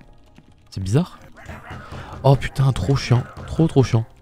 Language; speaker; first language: French; native; French